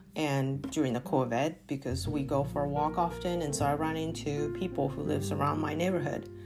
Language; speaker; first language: English; non-native, fluent; Japanese